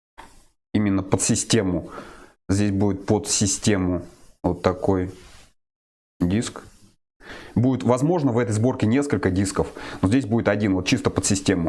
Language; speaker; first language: Russian; native; Russian